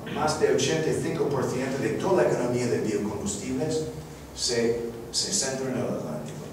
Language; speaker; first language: Spanish; non-native, fluent; English